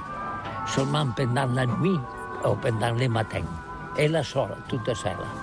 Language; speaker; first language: French; non-native, learner; Catalan